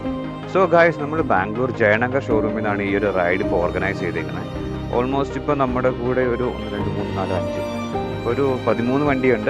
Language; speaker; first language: Malayalam; native; Malayalam